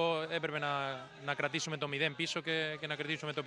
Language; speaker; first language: Greek; non-native, fluent; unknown